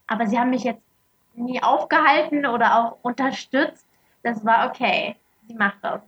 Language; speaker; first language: German; early bilingual, other home language; Arabic